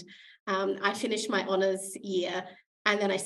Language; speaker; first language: English; native; English